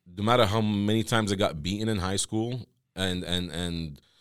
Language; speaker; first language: English; non-native, fluent; Arabic